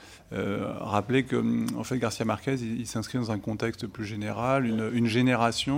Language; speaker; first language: French; native; French